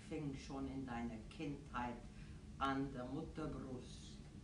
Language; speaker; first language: German; non-native, fluent; Afrikaans